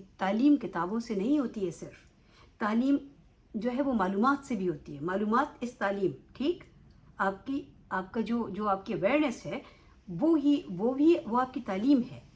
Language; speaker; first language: Urdu; native; Urdu